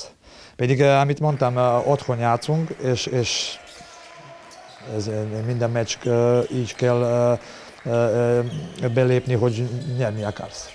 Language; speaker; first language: Hungarian; non-native, learner; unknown